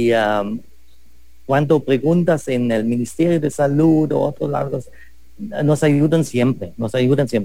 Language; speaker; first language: Spanish; non-native, fluent; German